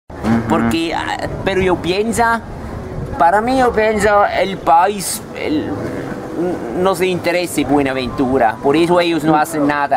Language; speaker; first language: Spanish; non-native, learner; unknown